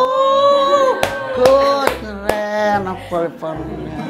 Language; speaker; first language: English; non-native, learner; Indonesian